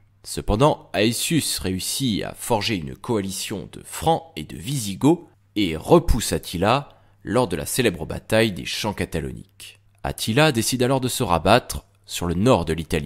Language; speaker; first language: French; native; French